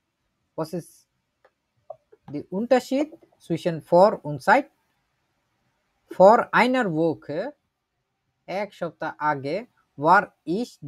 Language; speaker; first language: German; non-native, fluent; Bangla